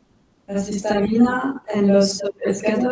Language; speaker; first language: Spanish; non-native, learner; French